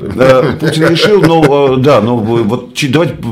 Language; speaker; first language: Russian; native; Russian